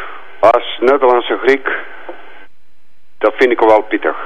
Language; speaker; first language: Dutch; non-native, fluent; Greek